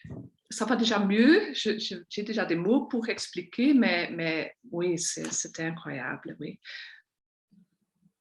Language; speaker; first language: French; non-native, local second language; Dutch